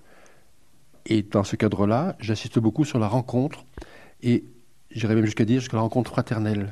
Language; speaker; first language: French; native; French